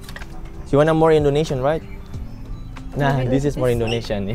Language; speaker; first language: English; non-native, fluent; Indonesian